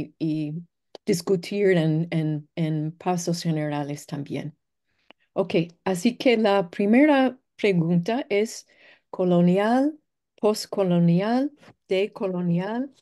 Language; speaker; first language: Spanish; non-native, fluent; English